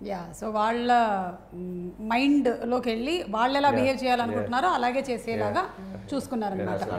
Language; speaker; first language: Telugu; native; Telugu